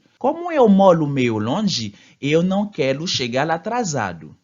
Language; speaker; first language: Portuguese; non-native, fluent; Haitian Creole